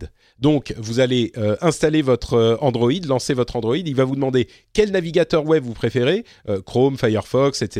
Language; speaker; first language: French; native; French